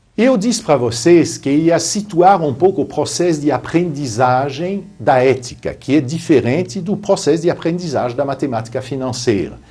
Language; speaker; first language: Portuguese; non-native, fluent; French